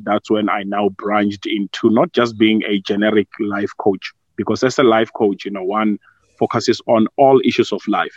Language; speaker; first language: English; non-native, local second language; Venda